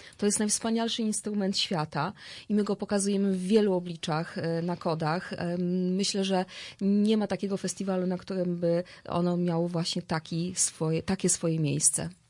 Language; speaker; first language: Polish; native; Polish